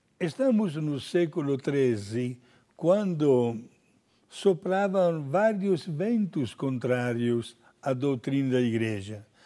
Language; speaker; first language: Portuguese; non-native, fluent; Italian